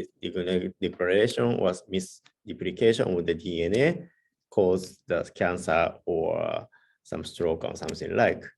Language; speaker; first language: English; non-native, learner; Japanese